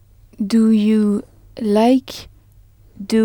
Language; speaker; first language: English; non-native, learner; French